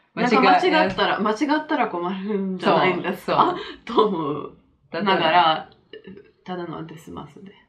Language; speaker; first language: Japanese; non-native, fluent; French